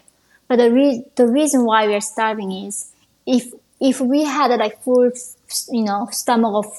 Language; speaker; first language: English; non-native, fluent; Korean